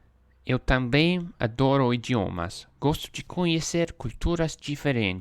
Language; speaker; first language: Portuguese; non-native, learner; English